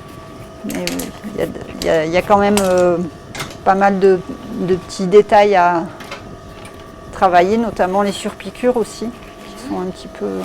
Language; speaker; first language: French; native; French